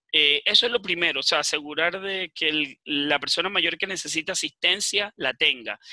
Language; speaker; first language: Spanish; native; Spanish